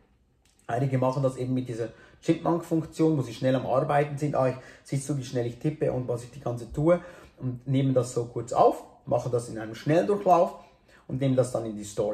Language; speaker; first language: German; native; German